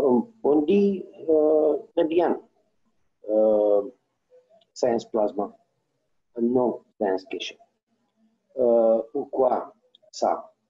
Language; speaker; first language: French; non-native, learner; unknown